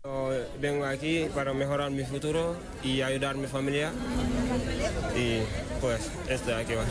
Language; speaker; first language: Spanish; non-native, learner; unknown